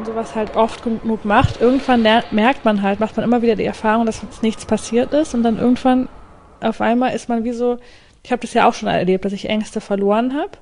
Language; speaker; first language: German; native; German